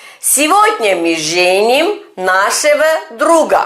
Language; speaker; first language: Russian; non-native, fluent; Turkish